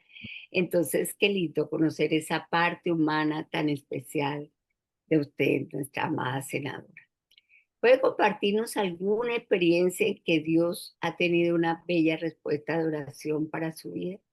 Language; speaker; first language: Spanish; native; Spanish